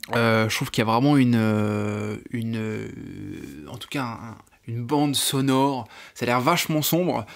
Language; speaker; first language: French; native; French